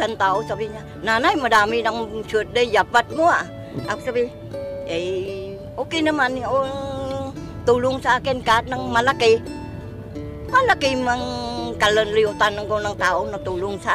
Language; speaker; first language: Filipino; non-native, learner; Vietnamese